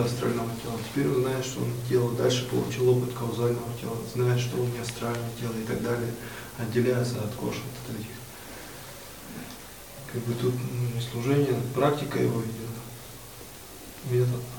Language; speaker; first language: Russian; native; Russian